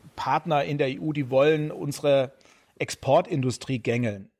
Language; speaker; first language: German; native; German